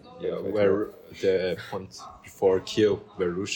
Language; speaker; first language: English; non-native, fluent; German